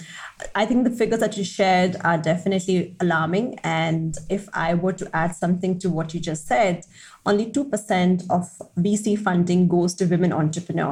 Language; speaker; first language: English; non-native, local second language; Hindi